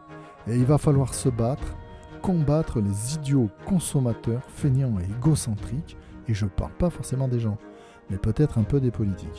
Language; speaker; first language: French; native; French